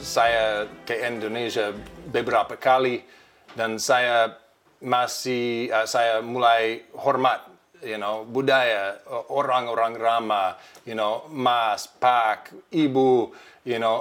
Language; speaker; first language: Indonesian; non-native, fluent; English